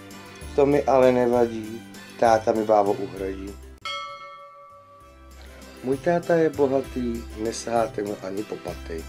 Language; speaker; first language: Czech; native; Czech